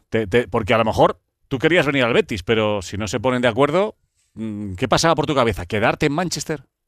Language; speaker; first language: Spanish; native; Spanish